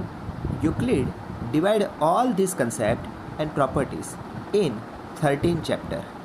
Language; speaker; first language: English; non-native, local second language; Gujarati